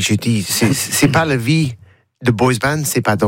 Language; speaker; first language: French; non-native, learner; English